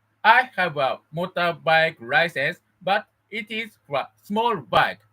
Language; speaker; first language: English; non-native, learner; Japanese